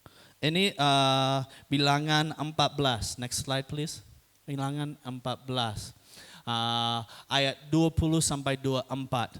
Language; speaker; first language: Indonesian; non-native, fluent; English